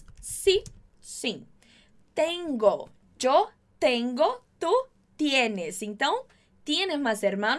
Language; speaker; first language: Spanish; non-native, fluent; Portuguese